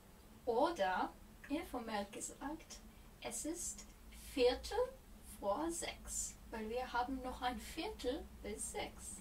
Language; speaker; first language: German; non-native, fluent; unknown